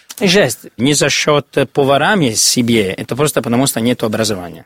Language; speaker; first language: Russian; non-native, learner; Italian